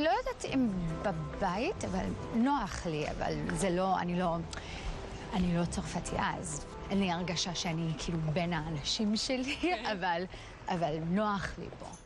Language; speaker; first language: Hebrew; early bilingual, heritage; Hebrew